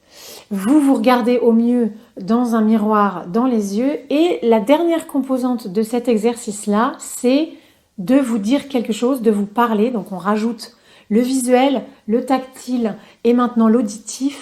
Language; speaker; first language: French; native; French